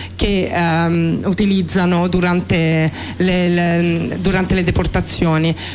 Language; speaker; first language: Italian; native; Italian